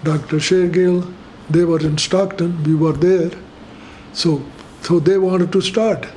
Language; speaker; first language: English; non-native, fluent; Punjabi